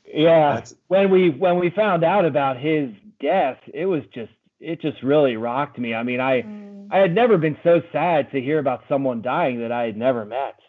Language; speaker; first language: English; native; English